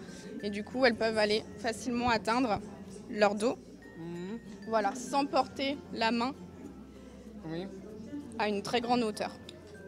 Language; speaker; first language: French; native; French